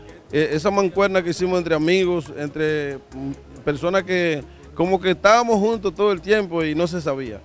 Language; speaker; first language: Spanish; native; Spanish